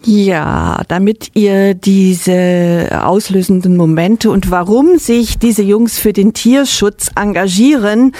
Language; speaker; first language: German; native; German